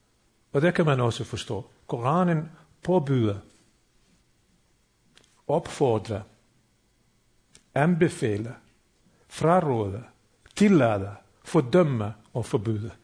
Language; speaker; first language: Danish; non-native, fluent; Bosnian